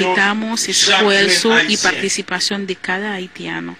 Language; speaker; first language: Spanish; non-native, learner; Haitian Creole